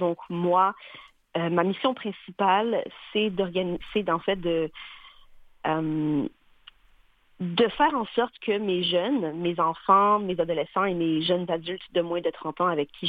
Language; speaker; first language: French; native; French